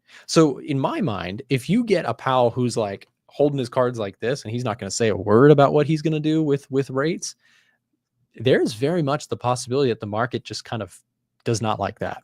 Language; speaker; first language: English; native; English